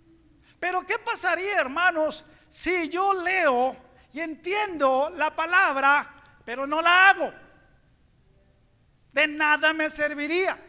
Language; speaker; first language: Spanish; native; Spanish